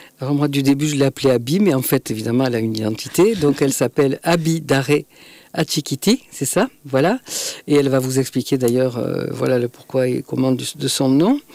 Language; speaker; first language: French; native; French